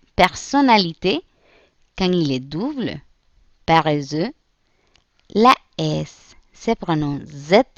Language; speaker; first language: French; non-native, fluent; Spanish